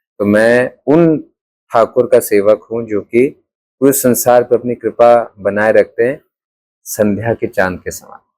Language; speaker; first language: Hindi; native; Hindi